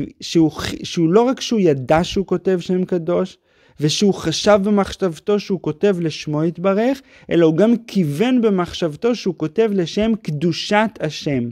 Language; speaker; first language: Hebrew; native; Hebrew